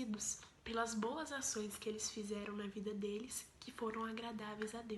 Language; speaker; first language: Portuguese; native; Portuguese